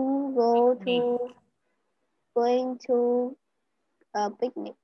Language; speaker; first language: English; non-native, learner; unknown